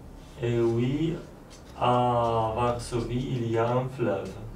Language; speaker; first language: French; non-native, learner; Polish